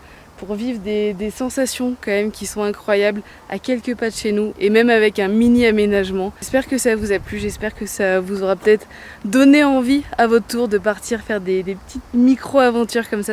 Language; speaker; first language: French; native; French